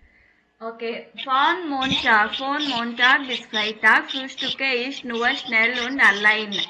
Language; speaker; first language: German; non-native, fluent; Tamil